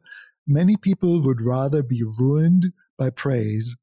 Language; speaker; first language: English; non-native, fluent; German